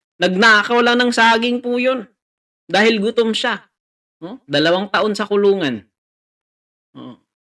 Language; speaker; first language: Filipino; native; Filipino